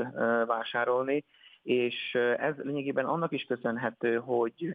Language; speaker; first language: Hungarian; native; Hungarian